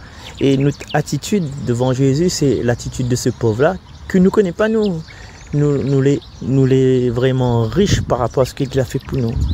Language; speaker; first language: French; non-native, local second language; Réunion Creole French